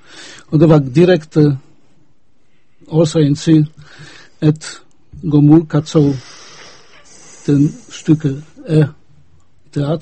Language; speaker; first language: Danish; non-native, fluent; Polish